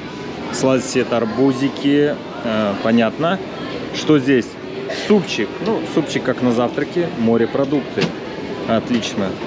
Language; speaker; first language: Russian; native; Russian